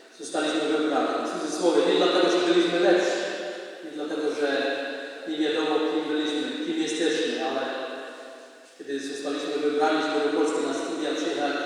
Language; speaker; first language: Polish; non-native, fluent; Indonesian